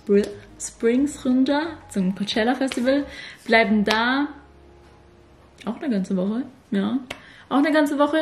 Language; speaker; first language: German; native; German